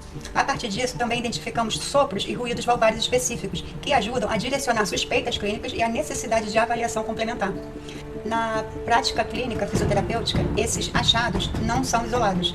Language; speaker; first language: Portuguese; native; Portuguese